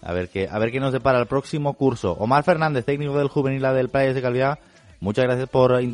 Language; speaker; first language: Spanish; non-native, local second language; Catalan